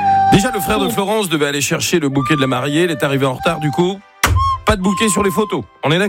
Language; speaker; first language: French; native; French